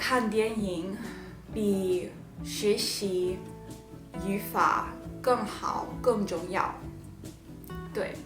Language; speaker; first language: Chinese; non-native, learner; English